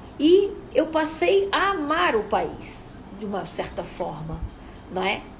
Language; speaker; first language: Portuguese; native; Portuguese